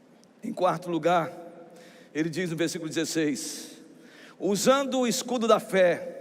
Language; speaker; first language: Portuguese; native; Portuguese